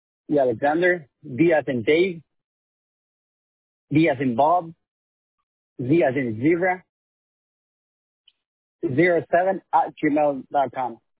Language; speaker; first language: English; early bilingual, other home language; Spanish